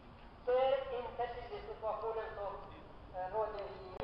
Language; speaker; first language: Swedish; non-native, fluent; Persian